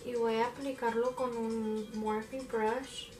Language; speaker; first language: Spanish; early bilingual, heritage; Spanish